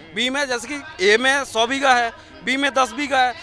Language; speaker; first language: Hindi; native; Hindi